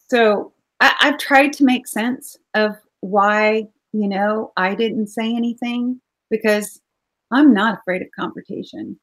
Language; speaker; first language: English; native; English